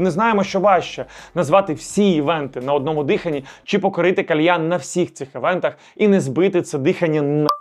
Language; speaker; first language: Ukrainian; native; Ukrainian